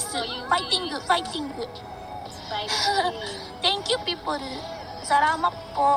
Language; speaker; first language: English; non-native, learner; Filipino